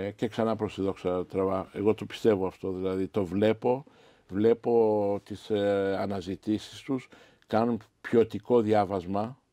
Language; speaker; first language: Greek; non-native, fluent; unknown